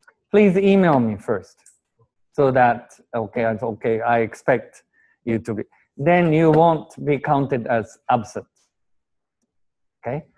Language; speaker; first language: English; non-native, fluent; Japanese